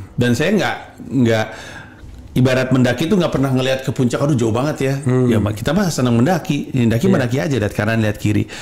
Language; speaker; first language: Indonesian; native; Indonesian